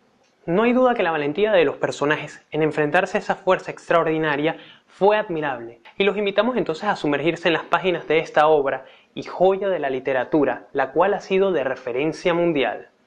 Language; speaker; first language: Spanish; native; Spanish